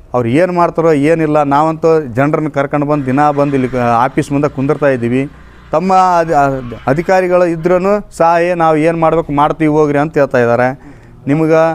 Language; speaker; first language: Kannada; native; Kannada